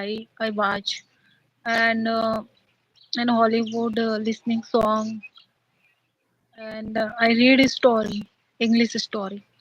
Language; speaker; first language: English; non-native, learner; Hindi